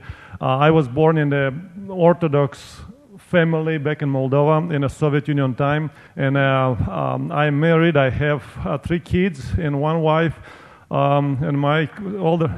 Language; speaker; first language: English; non-native, fluent; Romanian